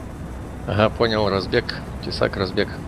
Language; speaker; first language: Russian; native; Russian